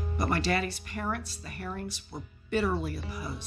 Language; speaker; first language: English; native; English